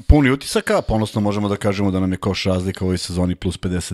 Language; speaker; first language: Serbian; native; Serbian